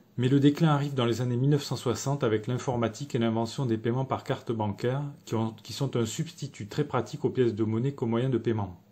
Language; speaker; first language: French; native; French